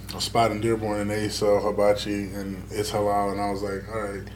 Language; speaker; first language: English; native; English